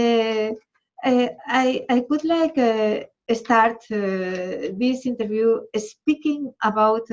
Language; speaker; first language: English; non-native, learner; Spanish